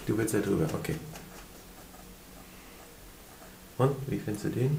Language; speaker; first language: German; native; German